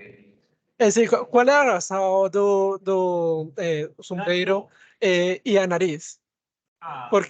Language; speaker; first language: Portuguese; non-native, learner; Spanish